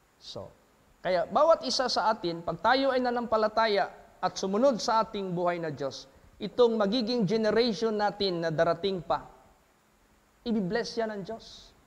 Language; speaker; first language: Filipino; native; Filipino